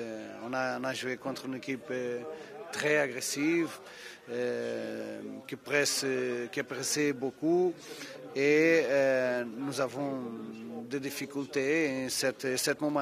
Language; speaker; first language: French; non-native, fluent; Portuguese